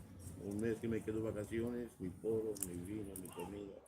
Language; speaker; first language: Spanish; non-native, learner; Romanian